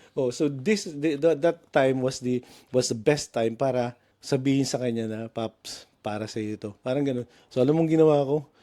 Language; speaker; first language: Filipino; native; Filipino